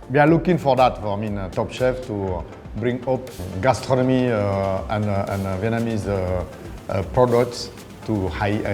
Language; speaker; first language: English; non-native, fluent; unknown